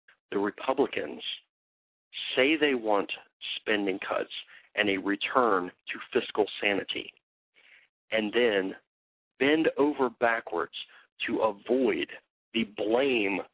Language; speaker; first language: English; native; English